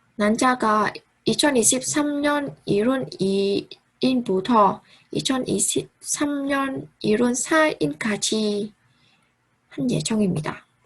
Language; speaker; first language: Korean; non-native, learner; Vietnamese